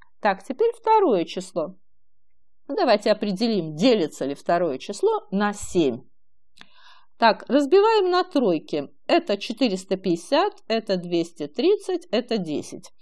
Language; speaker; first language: Russian; native; Russian